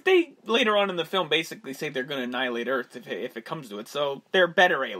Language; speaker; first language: English; native; English